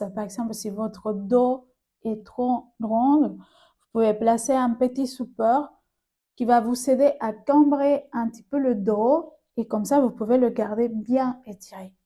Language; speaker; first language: French; native; French